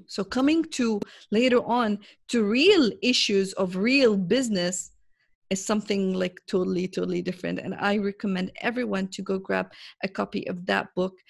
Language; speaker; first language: English; non-native, fluent; Arabic